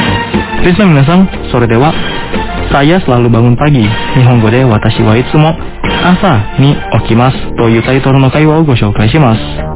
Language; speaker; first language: Japanese; non-native, fluent; Indonesian